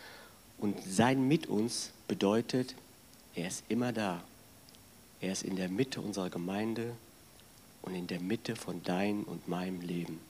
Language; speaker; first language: German; native; German